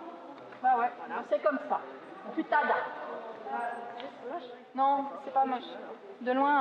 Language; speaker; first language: French; native; French